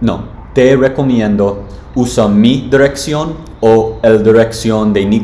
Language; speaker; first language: Spanish; non-native, learner; English